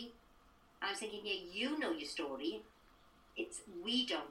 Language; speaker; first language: English; native; English